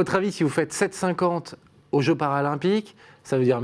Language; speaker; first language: French; native; French